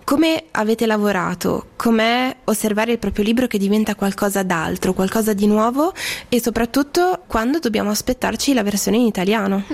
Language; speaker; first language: Italian; native; Italian